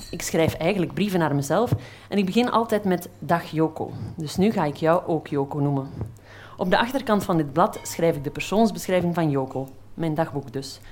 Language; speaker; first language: Dutch; native; Dutch